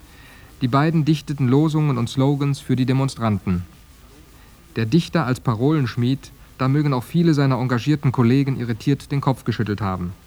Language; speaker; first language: German; native; German